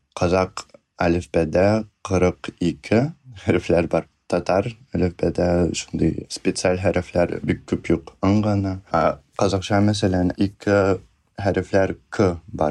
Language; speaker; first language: Tatar; non-native, fluent; Russian